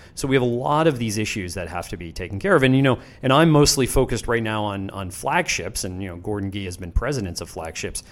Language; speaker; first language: English; native; English